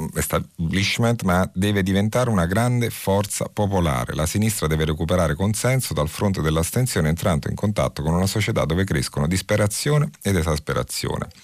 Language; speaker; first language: Italian; native; Italian